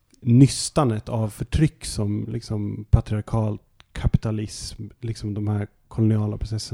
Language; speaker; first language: Swedish; native; Swedish